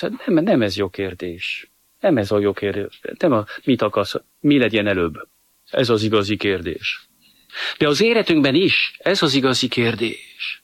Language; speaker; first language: Hungarian; non-native, fluent; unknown